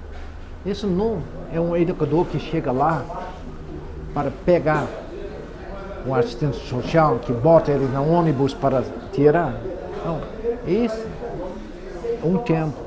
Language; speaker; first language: Portuguese; non-native, fluent; Dutch